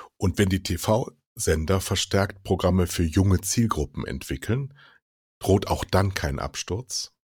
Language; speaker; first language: German; native; German